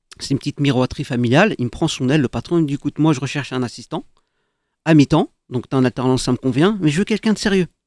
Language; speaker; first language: French; early bilingual, other home language; Arabic